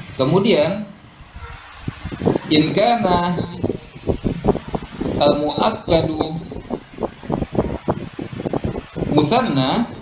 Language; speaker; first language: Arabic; non-native, fluent; Malay